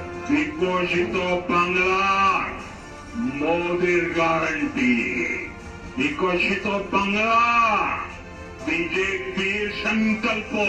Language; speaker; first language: Hindi; non-native, local second language; Bangla